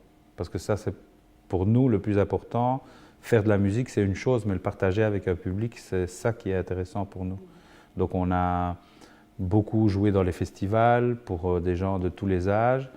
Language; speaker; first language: French; early bilingual, other home language; Spanish